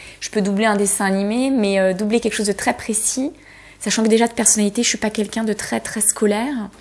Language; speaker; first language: French; early bilingual, other home language; Polish